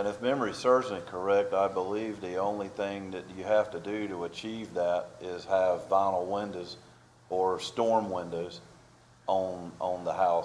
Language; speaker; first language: English; native; English